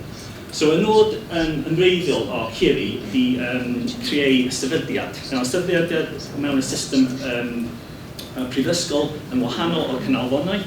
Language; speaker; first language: Welsh; non-native, learner; English